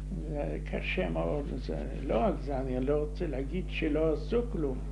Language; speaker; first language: Hebrew; non-native, fluent; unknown